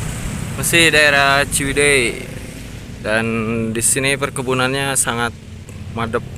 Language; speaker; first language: Indonesian; non-native, local second language; Sundanese